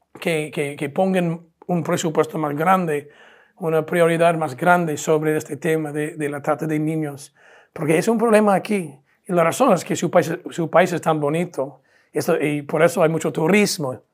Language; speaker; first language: Spanish; non-native, fluent; English